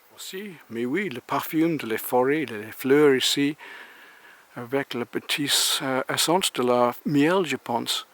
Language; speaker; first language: French; non-native, learner; English